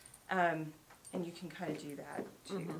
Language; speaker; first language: English; native; English